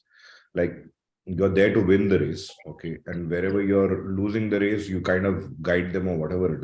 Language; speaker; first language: English; non-native, local second language; Malayalam